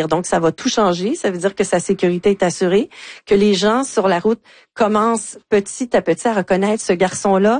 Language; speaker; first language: French; native; French